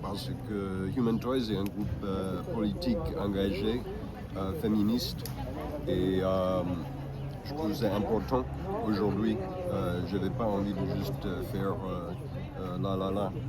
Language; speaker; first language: French; non-native, fluent; English